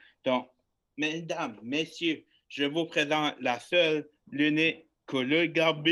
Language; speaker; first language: French; native; French